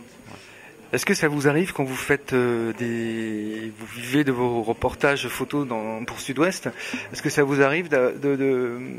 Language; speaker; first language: French; native; French